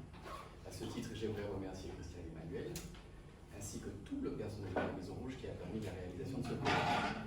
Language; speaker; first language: French; native; French